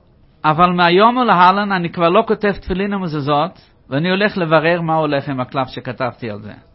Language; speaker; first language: Hebrew; non-native, fluent; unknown